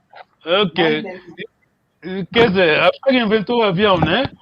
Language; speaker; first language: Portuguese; non-native, fluent; Kongo